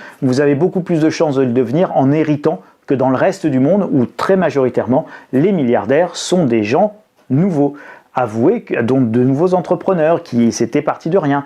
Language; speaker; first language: French; native; French